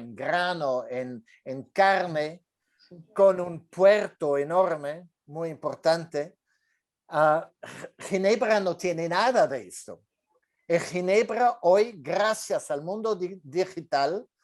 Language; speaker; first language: Spanish; non-native, fluent; French